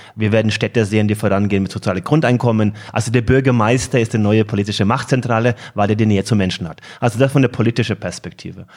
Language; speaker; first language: German; non-native, fluent; Norwegian